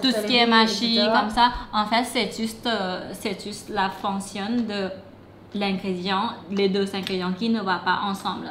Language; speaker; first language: French; non-native, fluent; Thai